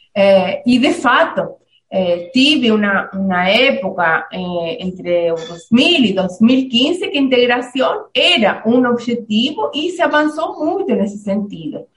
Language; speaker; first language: Portuguese; non-native, fluent; Spanish